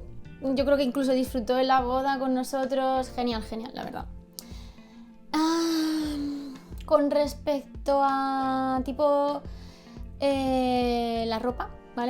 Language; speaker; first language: Spanish; native; Spanish